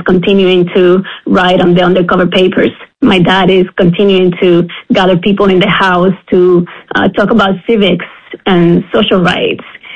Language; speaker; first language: English; non-native, fluent; Spanish